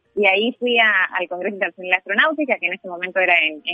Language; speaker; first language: Spanish; native; Spanish